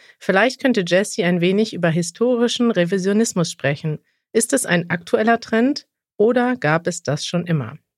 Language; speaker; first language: German; native; German